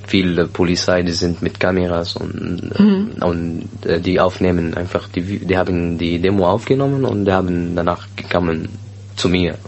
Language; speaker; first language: German; non-native, learner; Arabic